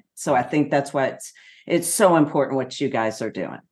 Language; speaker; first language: English; native; English